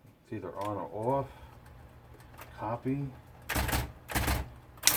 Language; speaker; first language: English; native; English